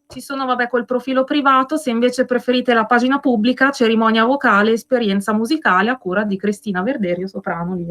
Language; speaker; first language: Italian; native; Italian